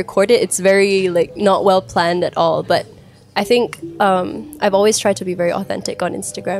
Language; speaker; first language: English; native; English